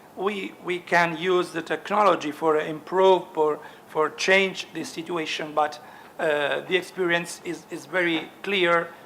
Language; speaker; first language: English; non-native, learner; Italian